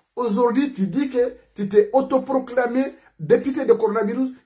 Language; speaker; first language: French; non-native, local second language; Mandingo